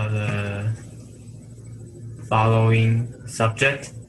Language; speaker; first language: English; non-native, learner; Chinese